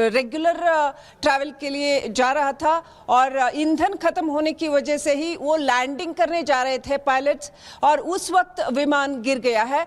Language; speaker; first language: Hindi; non-native, local second language; Kannada